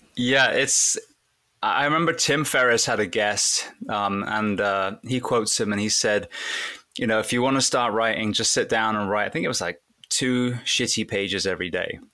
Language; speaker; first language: English; native; English